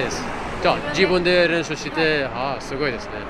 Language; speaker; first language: Japanese; non-native, learner; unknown